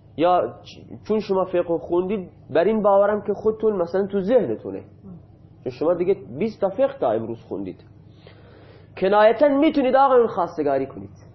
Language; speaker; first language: Persian; non-native, local second language; Baluchi